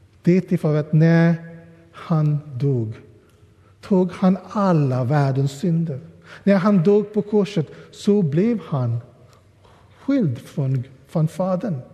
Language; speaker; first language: Swedish; non-native, fluent; English